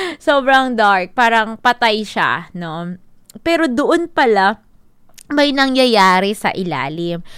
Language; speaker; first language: Filipino; non-native, local second language; Cebuano